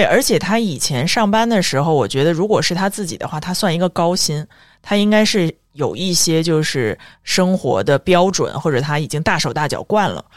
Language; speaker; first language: Chinese; native; Chinese